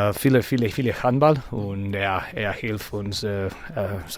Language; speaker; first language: German; non-native, learner; Spanish